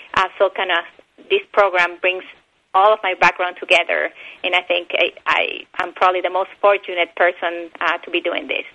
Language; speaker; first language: English; non-native, fluent; Spanish